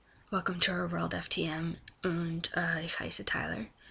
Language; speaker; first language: German; non-native, learner; English